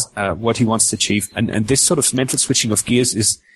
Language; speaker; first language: English; non-native, fluent; German